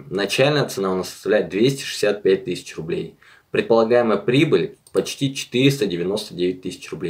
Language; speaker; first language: Russian; native; Russian